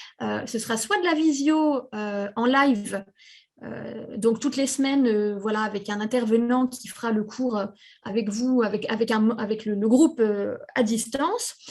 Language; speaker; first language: French; native; French